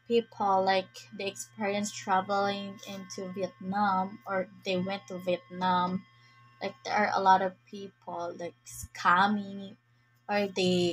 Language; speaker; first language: English; non-native, learner; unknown